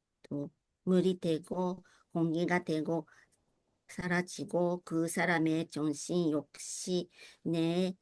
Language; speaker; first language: Korean; non-native, learner; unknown